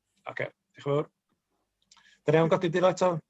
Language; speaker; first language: Welsh; native; Welsh